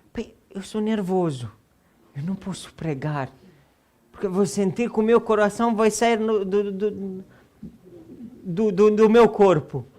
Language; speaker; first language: Portuguese; non-native, fluent; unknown